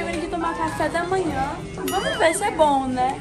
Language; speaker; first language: Portuguese; native; Portuguese